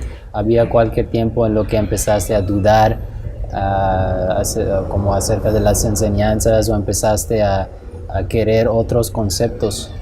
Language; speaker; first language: Spanish; non-native, fluent; English